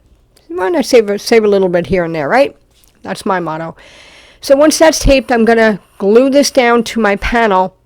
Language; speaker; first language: English; native; English